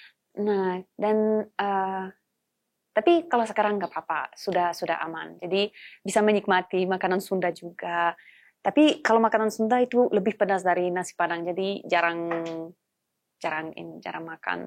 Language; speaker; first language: Indonesian; non-native, fluent; Polish